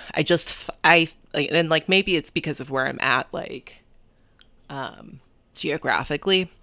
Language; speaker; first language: English; early bilingual, other home language; Japanese